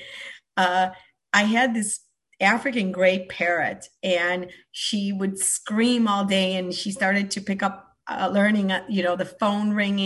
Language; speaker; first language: English; early bilingual, other home language; Polish